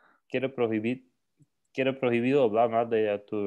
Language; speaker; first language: Spanish; non-native, learner; English